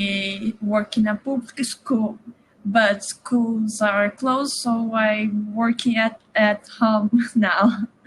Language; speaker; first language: English; non-native, learner; Portuguese